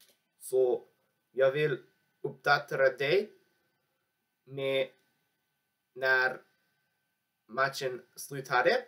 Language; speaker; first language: Swedish; non-native, learner; English